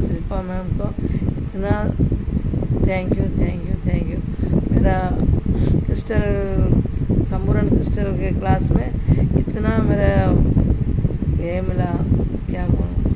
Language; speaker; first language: Hindi; non-native, local second language; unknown